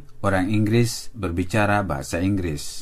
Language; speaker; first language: Indonesian; non-native, fluent; Dutch